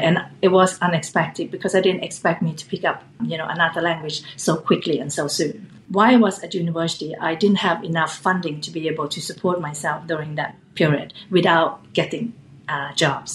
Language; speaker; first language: English; non-native, fluent; Thai